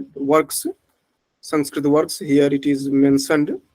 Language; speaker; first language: English; non-native, local second language; Hindi